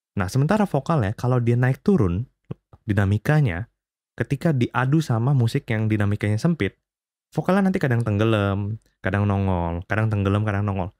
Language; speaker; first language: Indonesian; native; Indonesian